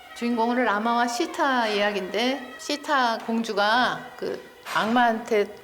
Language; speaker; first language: Korean; native; Korean